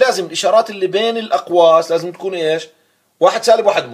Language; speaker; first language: Arabic; native; Arabic